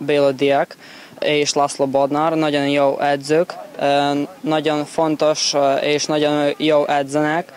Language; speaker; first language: Hungarian; non-native, learner; Ukrainian